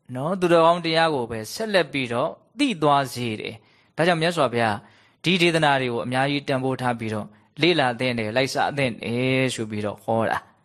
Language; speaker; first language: Burmese; native; Burmese